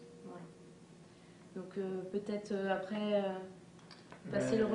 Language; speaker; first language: French; native; French